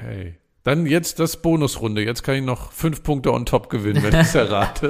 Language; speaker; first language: German; native; German